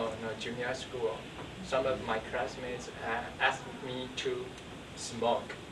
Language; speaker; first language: English; non-native, learner; Chinese